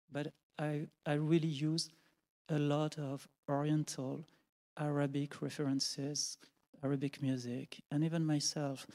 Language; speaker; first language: English; non-native, fluent; French